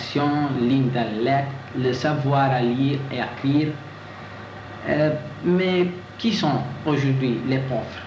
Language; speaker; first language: French; non-native, learner; Italian